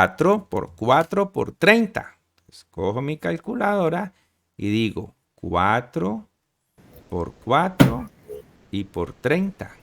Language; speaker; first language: Spanish; native; Spanish